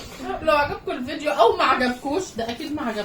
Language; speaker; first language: Arabic; native; Arabic